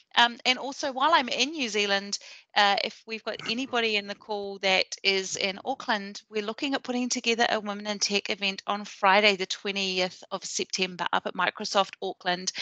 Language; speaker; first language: English; native; English